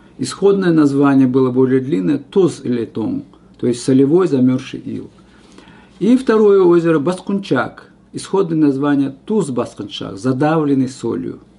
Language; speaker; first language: Russian; non-native, local second language; Kazakh